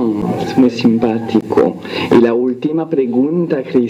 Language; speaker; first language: Spanish; non-native, learner; French